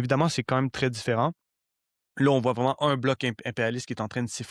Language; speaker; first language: French; native; French